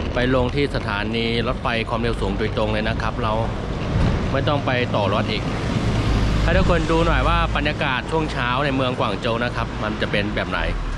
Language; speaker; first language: Thai; non-native, fluent; Chinese